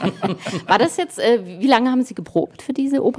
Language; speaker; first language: German; native; German